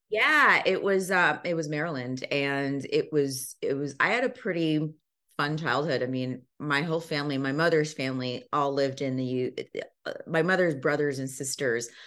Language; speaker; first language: English; early bilingual, other home language; Lingala